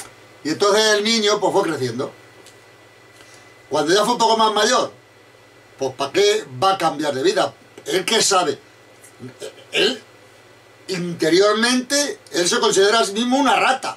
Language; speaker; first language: Spanish; native; Spanish